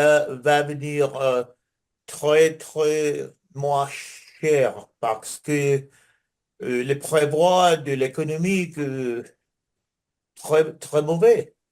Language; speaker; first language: French; non-native, learner; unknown